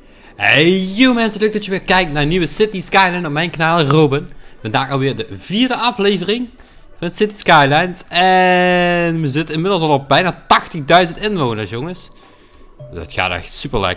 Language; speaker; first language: Dutch; native; Dutch